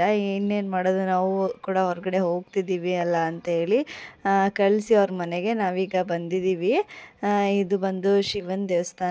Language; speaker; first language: Kannada; native; Kannada